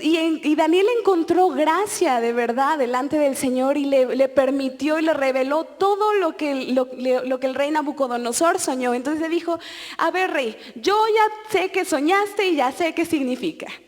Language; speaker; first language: Spanish; native; Spanish